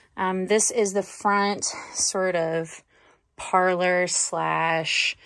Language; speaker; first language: English; native; English